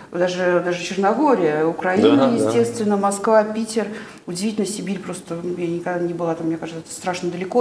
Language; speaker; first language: Russian; native; Russian